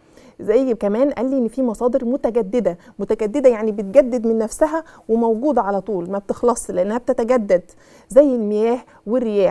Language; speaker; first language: Arabic; native; Arabic